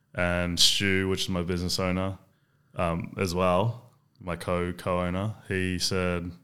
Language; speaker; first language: English; native; English